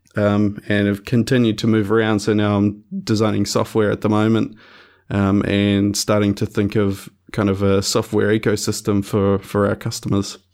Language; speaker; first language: English; native; English